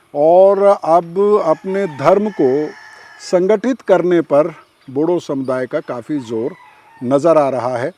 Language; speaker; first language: Hindi; native; Hindi